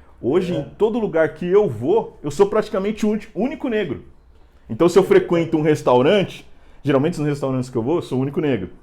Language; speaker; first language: Portuguese; native; Portuguese